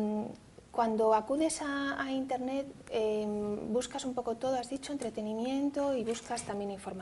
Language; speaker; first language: Spanish; native; Spanish